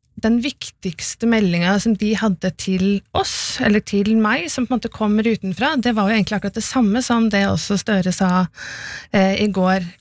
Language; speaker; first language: Norwegian; native; Norwegian